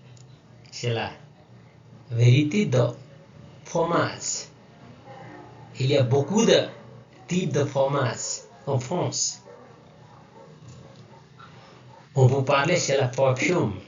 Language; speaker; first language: French; non-native, learner; Nepali